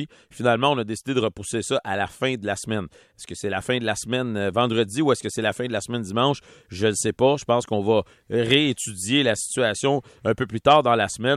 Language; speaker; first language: French; native; French